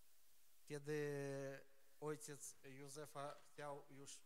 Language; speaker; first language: Polish; non-native, learner; Ukrainian